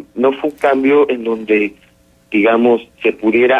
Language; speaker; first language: Spanish; native; Spanish